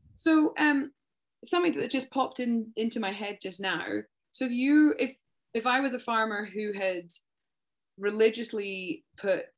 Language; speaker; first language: English; native; English